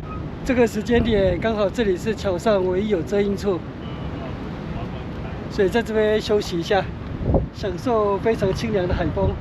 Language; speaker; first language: Chinese; native; Chinese